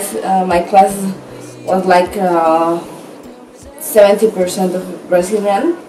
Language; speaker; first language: English; non-native, learner; Spanish